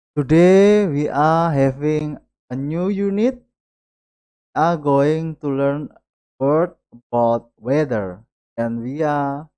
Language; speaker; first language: English; non-native, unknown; Indonesian